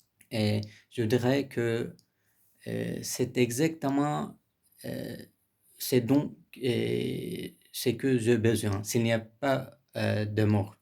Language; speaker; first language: French; non-native, learner; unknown